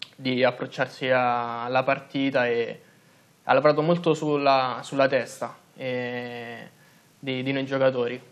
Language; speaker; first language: Italian; native; Italian